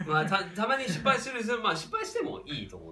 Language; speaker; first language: Japanese; non-native, fluent; English